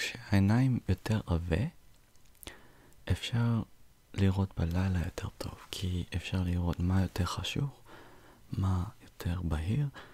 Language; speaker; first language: Hebrew; non-native, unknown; English